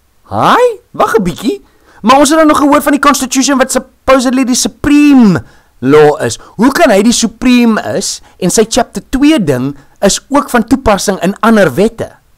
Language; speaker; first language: Afrikaans; early bilingual, heritage; Afrikaans